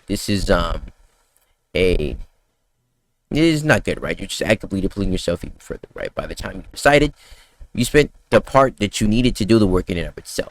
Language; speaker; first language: English; native; English